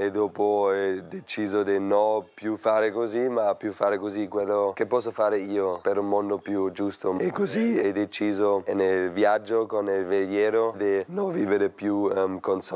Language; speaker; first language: Italian; non-native, fluent; German